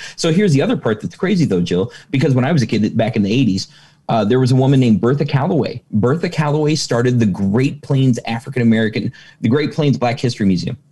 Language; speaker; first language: English; native; English